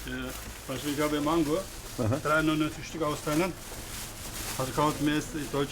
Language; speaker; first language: German; non-native, learner; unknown